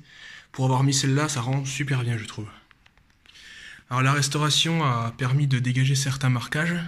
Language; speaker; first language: French; native; French